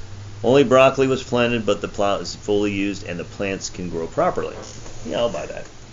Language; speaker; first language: English; native; English